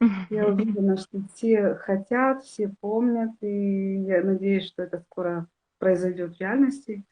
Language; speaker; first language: Russian; native; Russian